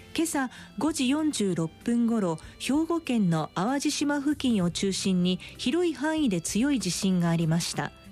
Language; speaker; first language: Japanese; native; Japanese